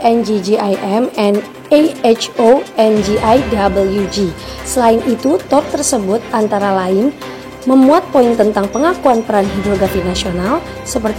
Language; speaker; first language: Indonesian; native; Indonesian